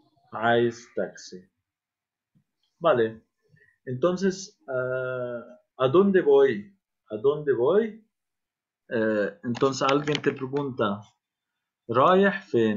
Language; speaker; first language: Spanish; non-native, fluent; Arabic